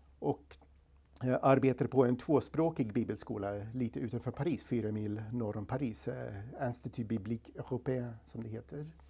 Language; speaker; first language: Swedish; non-native, fluent; English